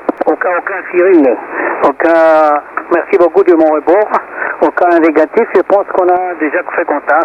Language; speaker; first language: French; non-native, fluent; Spanish